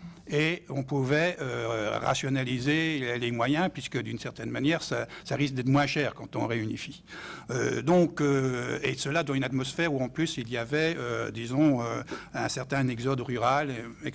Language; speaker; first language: French; native; French